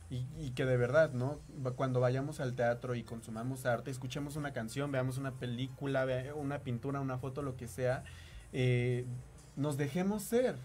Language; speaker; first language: Spanish; native; Spanish